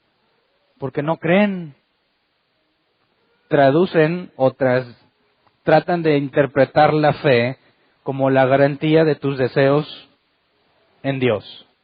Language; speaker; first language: Spanish; native; Spanish